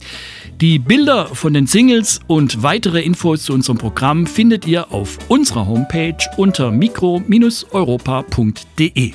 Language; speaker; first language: German; native; German